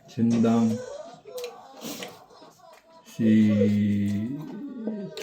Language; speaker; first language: Filipino; native; Filipino